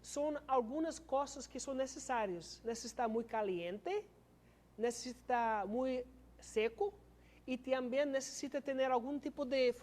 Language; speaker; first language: Spanish; non-native, learner; English